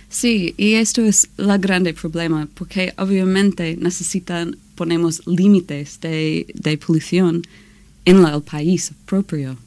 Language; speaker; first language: Spanish; non-native, learner; English